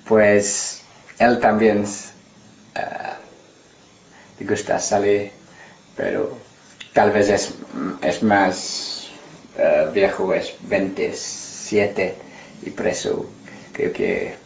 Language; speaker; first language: Spanish; non-native, learner; English